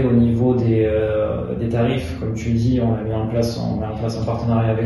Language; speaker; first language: French; native; French